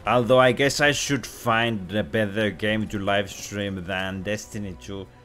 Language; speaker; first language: English; non-native, fluent; Finnish